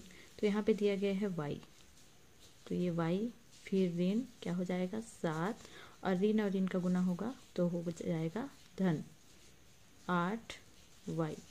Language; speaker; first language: Hindi; native; Hindi